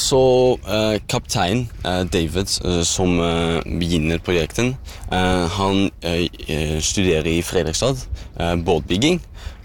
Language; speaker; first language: Norwegian; non-native, learner; Dutch